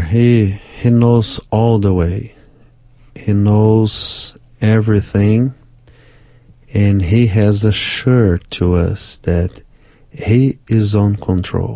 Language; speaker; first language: English; non-native, fluent; Portuguese